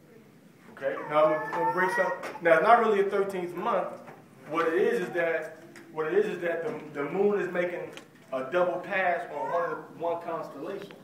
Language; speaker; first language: English; native; English